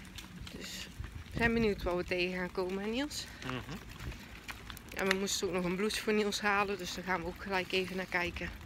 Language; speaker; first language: Dutch; native; Dutch